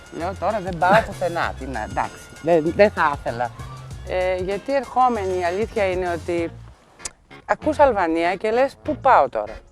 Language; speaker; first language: Greek; native; Greek